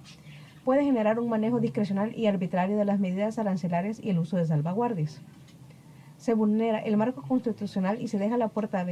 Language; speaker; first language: Spanish; native; Spanish